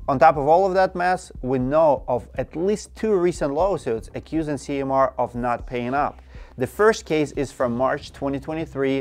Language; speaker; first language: English; non-native, fluent; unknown